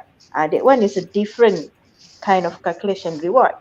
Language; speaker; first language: English; non-native, fluent; Malay